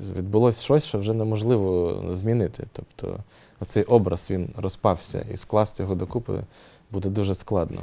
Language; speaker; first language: Ukrainian; native; Ukrainian